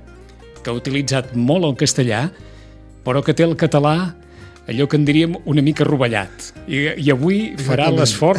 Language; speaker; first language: Catalan; native; Catalan